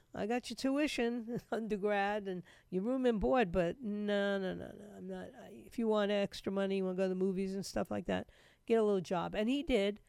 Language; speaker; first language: English; native; English